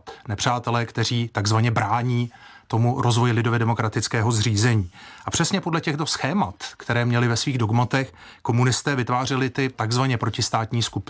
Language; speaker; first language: Czech; native; Czech